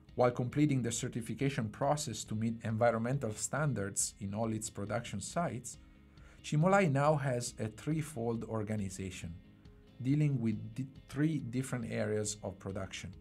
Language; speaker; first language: English; non-native, fluent; Italian